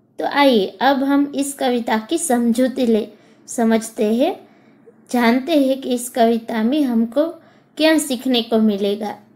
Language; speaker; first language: Hindi; non-native, local second language; Gujarati